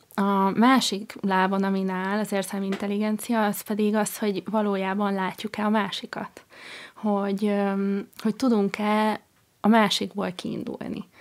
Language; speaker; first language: Hungarian; non-native, fluent; English